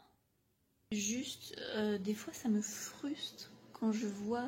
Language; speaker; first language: French; native; French